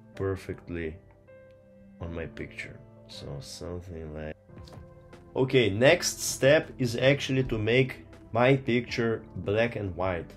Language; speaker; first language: English; non-native, fluent; Portuguese